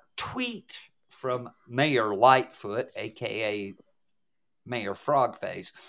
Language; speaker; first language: English; native; English